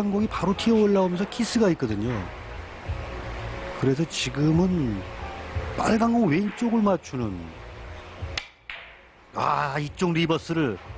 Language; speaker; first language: Korean; native; Korean